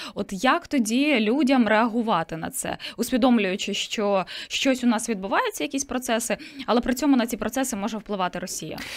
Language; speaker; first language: Ukrainian; native; Ukrainian